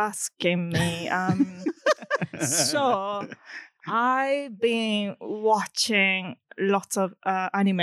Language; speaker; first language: English; non-native, fluent; Japanese